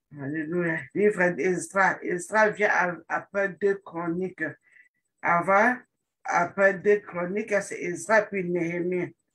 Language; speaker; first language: French; non-native, local second language; Lingala